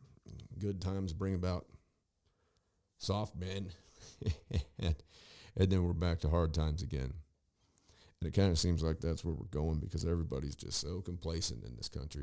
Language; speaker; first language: English; native; English